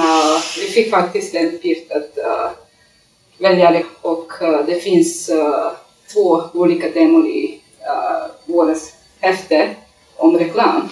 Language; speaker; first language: Swedish; non-native, learner; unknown